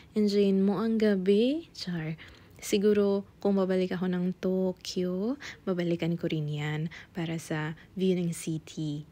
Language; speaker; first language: Filipino; non-native, local second language; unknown